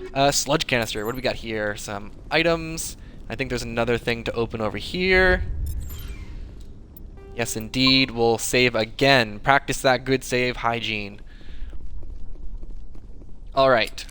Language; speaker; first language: English; native; English